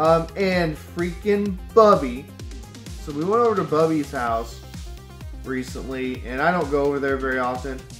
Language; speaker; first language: English; native; English